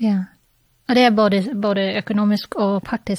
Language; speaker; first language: Norwegian; non-native, fluent; English